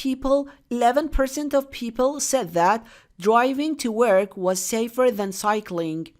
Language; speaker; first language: English; non-native, fluent; Persian